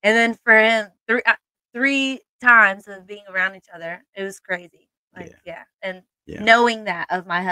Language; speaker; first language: English; native; English